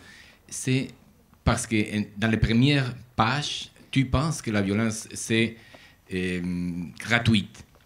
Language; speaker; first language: French; non-native, learner; Spanish